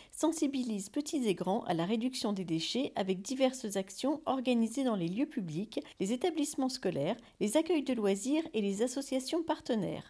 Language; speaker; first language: French; native; French